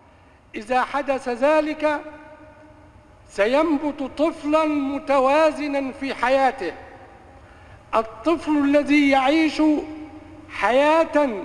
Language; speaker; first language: Arabic; native; Arabic